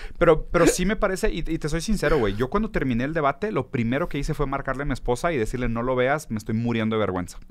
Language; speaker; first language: Spanish; early bilingual, other home language; Portuguese